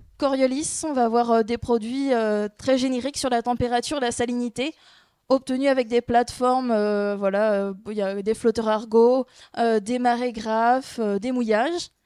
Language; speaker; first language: French; native; French